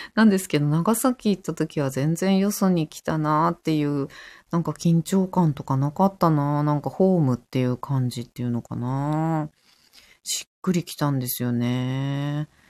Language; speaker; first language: Japanese; native; Japanese